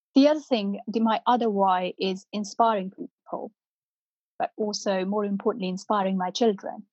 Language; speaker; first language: English; non-native, local second language; Punjabi